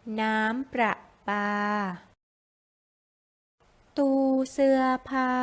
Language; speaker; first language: Thai; native; Thai